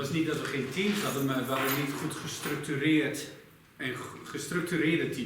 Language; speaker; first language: Dutch; native; Dutch